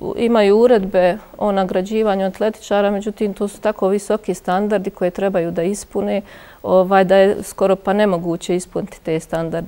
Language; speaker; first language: Croatian; native; Croatian